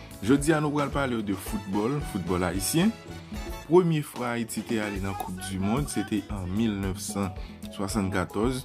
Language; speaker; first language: French; non-native, learner; Haitian Creole